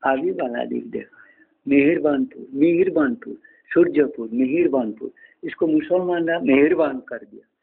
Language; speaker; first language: Hindi; non-native, local second language; Bangla